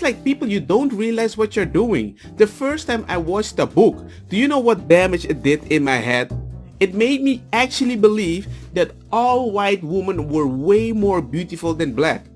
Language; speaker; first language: English; non-native, fluent; Spanish